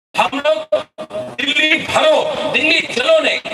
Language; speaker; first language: Hindi; non-native, local second language; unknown